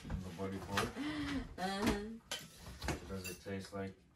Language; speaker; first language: English; native; English